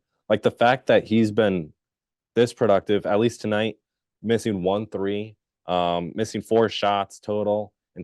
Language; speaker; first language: English; native; English